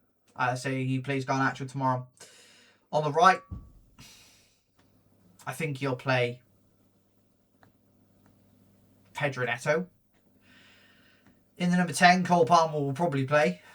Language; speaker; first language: English; native; English